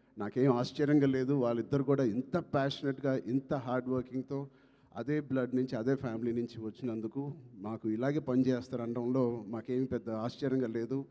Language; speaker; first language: Telugu; native; Telugu